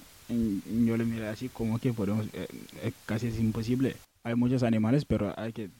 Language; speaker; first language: Spanish; non-native, learner; Wolof